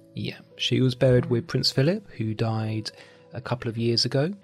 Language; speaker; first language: English; native; English